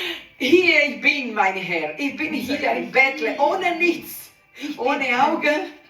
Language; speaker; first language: German; non-native, learner; Portuguese